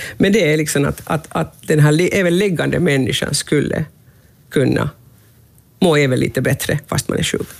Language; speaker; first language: Swedish; non-native, local second language; Finnish